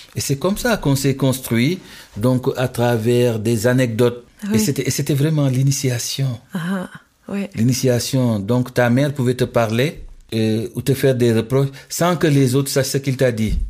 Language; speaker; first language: French; non-native, local second language; Wolof